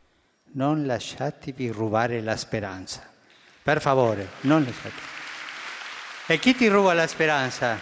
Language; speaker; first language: Italian; non-native, fluent; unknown